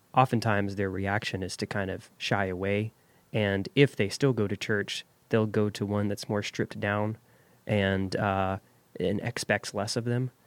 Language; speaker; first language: English; native; English